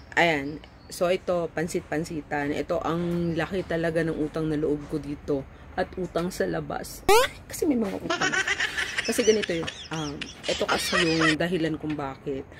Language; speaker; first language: Filipino; non-native, local second language; Cebuano